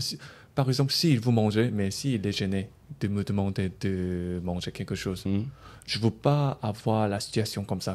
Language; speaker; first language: French; non-native, learner; Korean